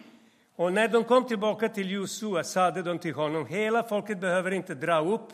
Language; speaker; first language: Swedish; non-native, fluent; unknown